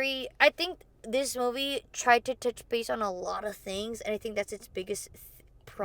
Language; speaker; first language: English; native; English